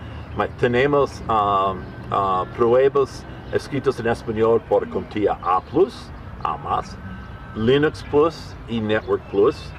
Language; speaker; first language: Spanish; non-native, learner; English